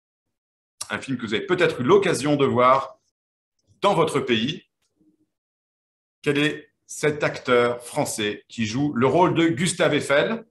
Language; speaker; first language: French; native; French